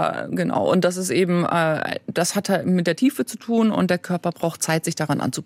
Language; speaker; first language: German; native; German